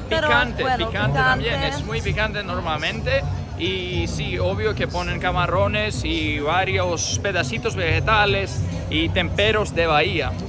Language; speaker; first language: Spanish; non-native, fluent; Portuguese